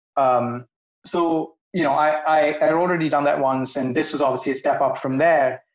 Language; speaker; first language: English; non-native, local second language; Hindi